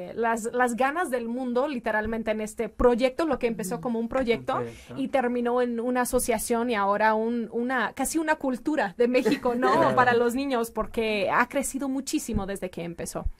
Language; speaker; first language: Spanish; non-native, fluent; English